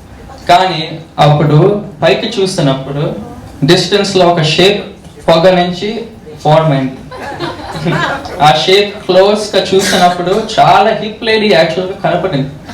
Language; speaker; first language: Telugu; early bilingual, heritage; Telugu